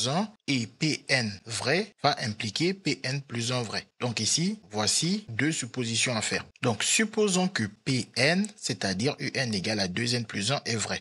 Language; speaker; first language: French; native; French